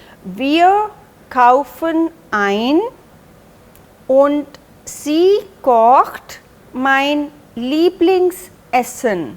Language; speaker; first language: German; non-native, fluent; Hindi